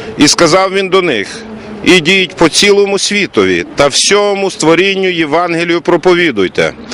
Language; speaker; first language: Ukrainian; native; Ukrainian